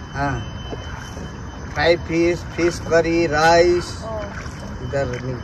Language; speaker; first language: Hindi; non-native, learner; Nepali